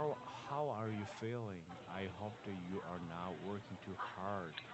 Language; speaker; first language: English; non-native, learner; Korean